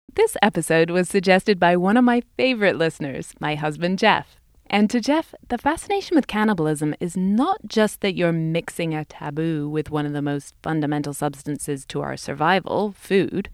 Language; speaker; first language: English; native; English